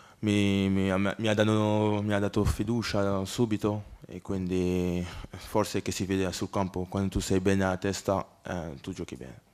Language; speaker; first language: Italian; non-native, learner; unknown